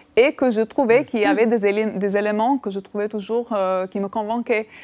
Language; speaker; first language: French; non-native, fluent; Albanian